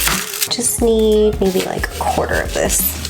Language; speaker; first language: English; native; English